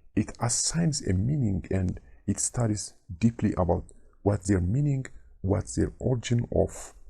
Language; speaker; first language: English; non-native, local second language; Amharic